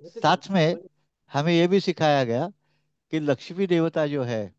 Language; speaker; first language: Hindi; non-native, local second language; Marathi